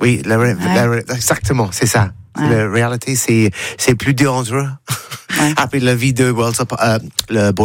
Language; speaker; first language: French; non-native, learner; English